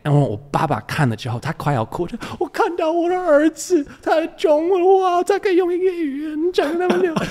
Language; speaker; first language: Chinese; non-native, fluent; English